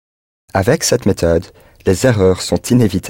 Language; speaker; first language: French; non-native, learner; English